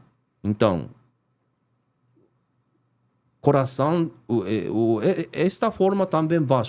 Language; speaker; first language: Portuguese; non-native, learner; Japanese